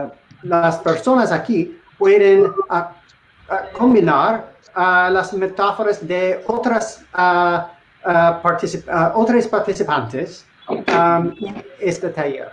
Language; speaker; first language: Spanish; non-native, learner; English